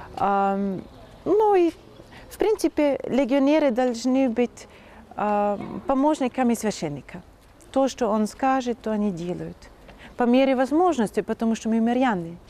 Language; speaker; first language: Russian; non-native, fluent; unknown